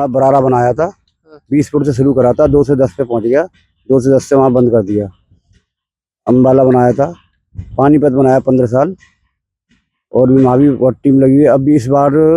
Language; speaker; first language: Hindi; native; Hindi